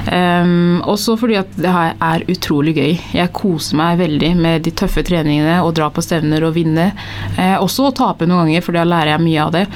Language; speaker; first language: Norwegian; early bilingual, other home language; Tigrinya